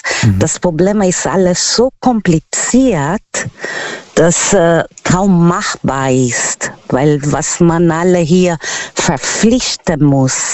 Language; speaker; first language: German; non-native, learner; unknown